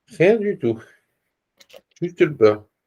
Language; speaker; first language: French; native; French